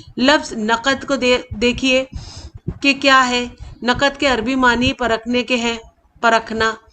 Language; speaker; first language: Urdu; native; Urdu